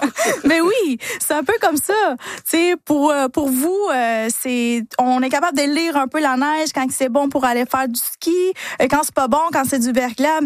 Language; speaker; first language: French; non-native, fluent; Spanish